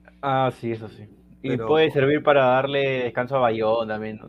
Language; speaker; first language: Spanish; native; Spanish